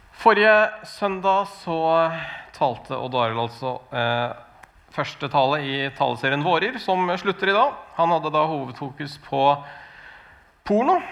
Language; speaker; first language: Norwegian; native; Norwegian